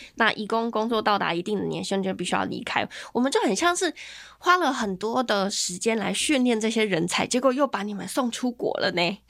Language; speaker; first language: Chinese; native; Chinese